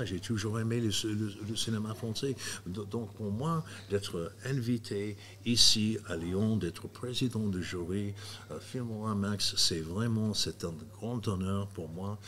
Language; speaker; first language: French; non-native, fluent; English